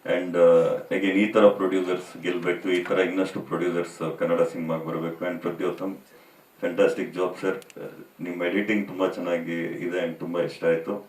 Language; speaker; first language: Kannada; native; Kannada